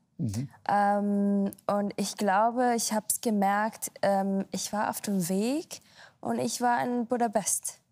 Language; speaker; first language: German; non-native, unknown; Arabic